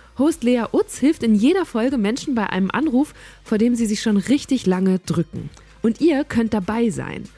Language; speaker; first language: German; native; German